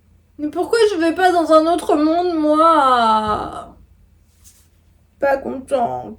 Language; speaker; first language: French; native; French